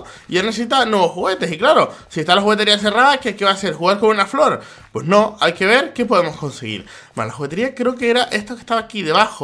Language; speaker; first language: Spanish; native; Spanish